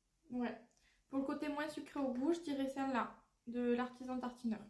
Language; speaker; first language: French; native; French